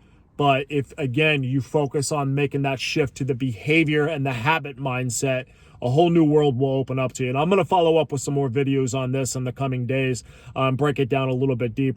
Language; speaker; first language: English; native; English